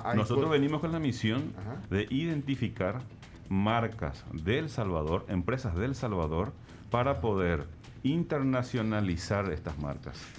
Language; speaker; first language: Spanish; native; Spanish